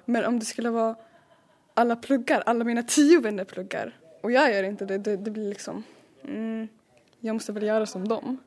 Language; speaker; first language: Swedish; early bilingual, other home language; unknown